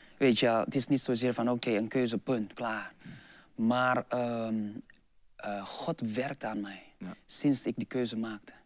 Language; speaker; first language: Dutch; non-native, fluent; Indonesian